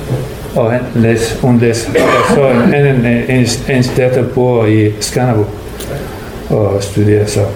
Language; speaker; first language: Danish; non-native, learner; Persian